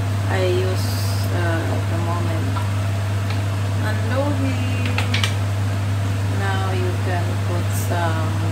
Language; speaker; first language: English; non-native, learner; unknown